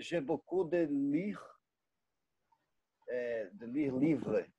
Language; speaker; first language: French; non-native, learner; Portuguese